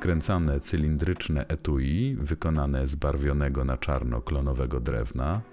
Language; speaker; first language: Polish; native; Polish